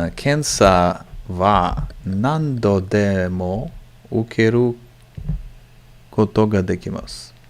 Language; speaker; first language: Japanese; non-native, learner; English